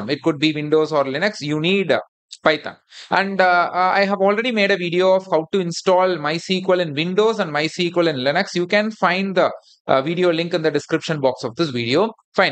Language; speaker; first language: English; non-native, local second language; Tamil